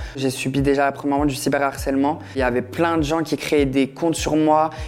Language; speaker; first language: French; native; French